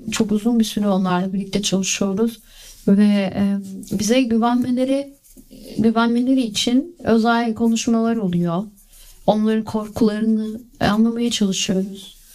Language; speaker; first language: Turkish; early bilingual, heritage; Turkish